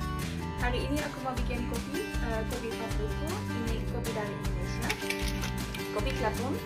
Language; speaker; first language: Indonesian; non-native, learner; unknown